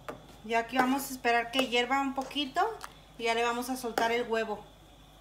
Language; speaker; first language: Spanish; native; Spanish